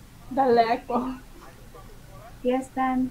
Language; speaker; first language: English; non-native, learner; Polish